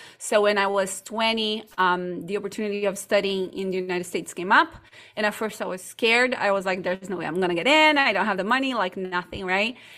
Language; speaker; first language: English; non-native, fluent; Portuguese